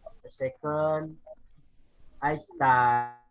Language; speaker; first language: English; non-native, learner; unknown